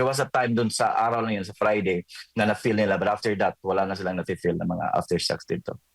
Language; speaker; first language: Filipino; non-native, local second language; Cebuano